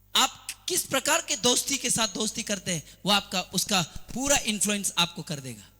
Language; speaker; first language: Hindi; non-native, local second language; Assamese